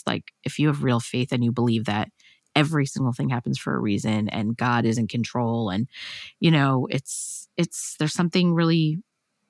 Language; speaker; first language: English; native; English